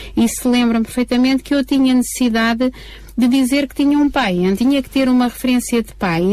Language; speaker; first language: Portuguese; native; Portuguese